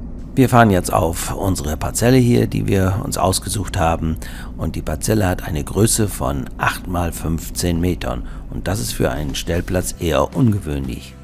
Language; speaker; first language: German; native; German